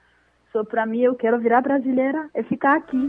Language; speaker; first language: Portuguese; non-native, learner; Arabic